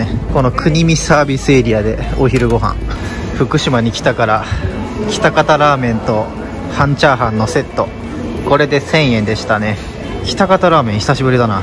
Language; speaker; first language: Japanese; native; Japanese